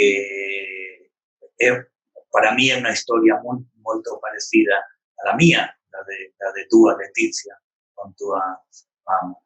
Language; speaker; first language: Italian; non-native, learner; Spanish